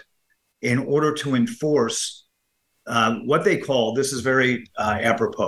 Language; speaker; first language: English; native; English